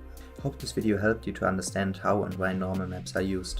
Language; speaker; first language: English; non-native, fluent; German